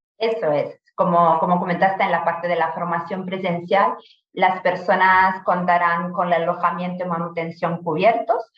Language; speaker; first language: Spanish; non-native, fluent; Italian